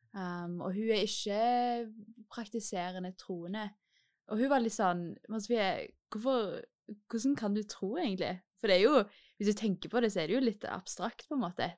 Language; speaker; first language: Norwegian; native; Norwegian